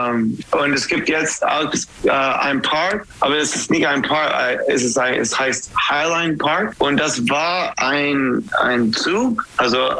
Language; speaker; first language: German; non-native, learner; English